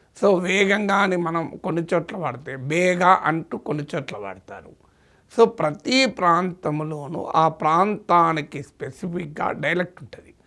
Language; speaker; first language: Telugu; native; Telugu